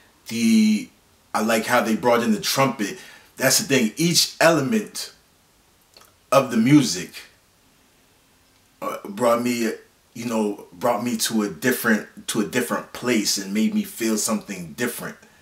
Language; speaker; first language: English; native; English